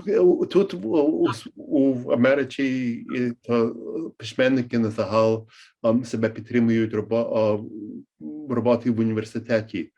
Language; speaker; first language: Ukrainian; early bilingual, heritage; Ukrainian